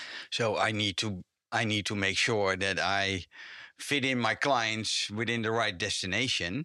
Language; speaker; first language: English; non-native, fluent; Dutch